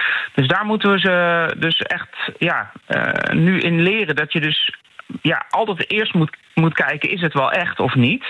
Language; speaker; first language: Dutch; native; Dutch